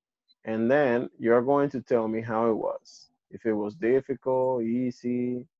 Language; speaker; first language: English; non-native, fluent; Spanish